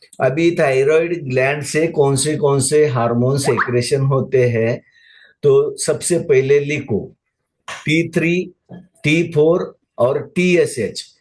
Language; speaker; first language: Hindi; non-native, local second language; Marathi